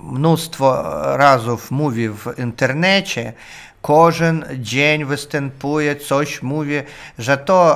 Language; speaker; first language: Polish; non-native, learner; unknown